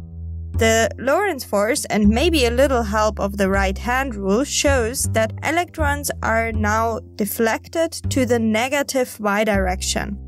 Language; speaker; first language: English; non-native, fluent; German